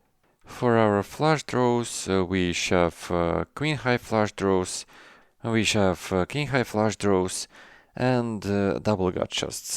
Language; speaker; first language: English; non-native, fluent; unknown